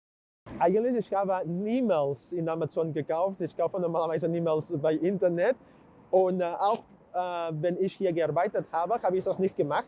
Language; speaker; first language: German; non-native, fluent; Catalan